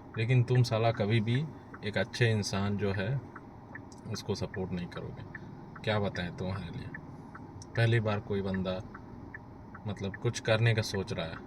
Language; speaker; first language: Hindi; native; Hindi